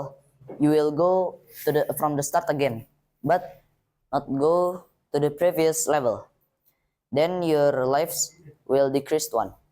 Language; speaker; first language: English; non-native, learner; Indonesian